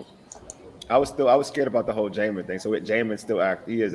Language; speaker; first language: English; native; English